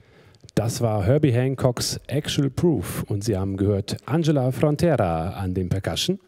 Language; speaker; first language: German; native; German